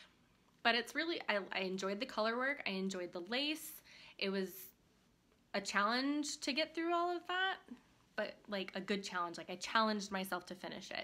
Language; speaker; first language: English; native; English